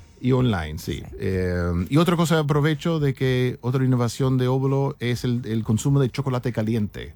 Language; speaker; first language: Spanish; non-native, fluent; English